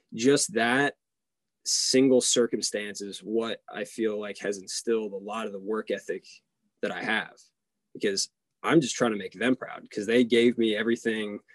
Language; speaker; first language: English; early bilingual, other home language; Hungarian